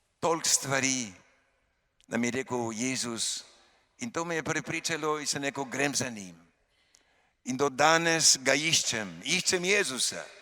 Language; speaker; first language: Slovenian; early bilingual, heritage; Slovenian